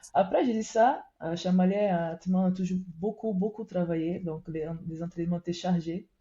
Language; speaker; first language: French; non-native, fluent; Portuguese